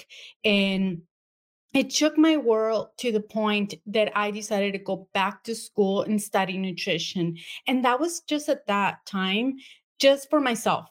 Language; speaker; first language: English; non-native, fluent; Spanish